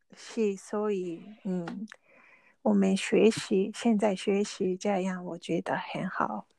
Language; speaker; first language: Chinese; non-native, learner; Vietnamese